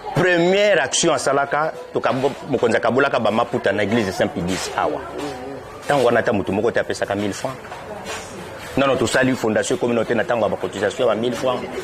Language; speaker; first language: Lingala; native; Lingala